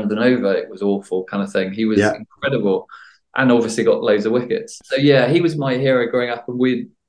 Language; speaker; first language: English; native; English